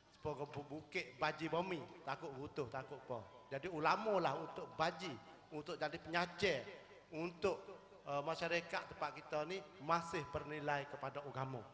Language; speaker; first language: Malay; native; Malay